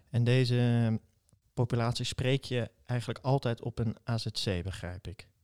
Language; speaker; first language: Dutch; native; Dutch